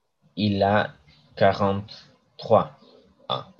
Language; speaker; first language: French; non-native, learner; English